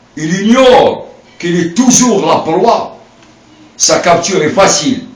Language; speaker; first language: French; non-native, local second language; Arabic